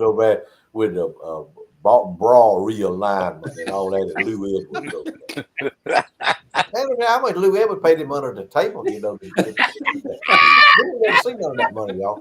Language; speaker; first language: English; native; English